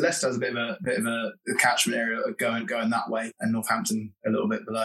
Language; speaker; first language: English; native; English